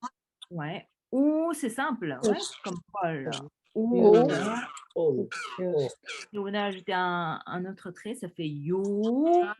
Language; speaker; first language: French; early bilingual, other home language; Korean